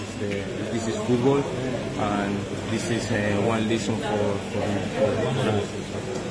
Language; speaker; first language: English; non-native, learner; Spanish